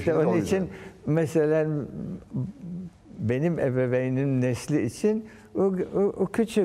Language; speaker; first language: Turkish; early bilingual, heritage; Turkish